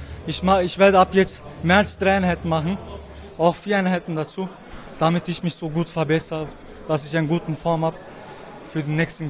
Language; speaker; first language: German; non-native, local second language; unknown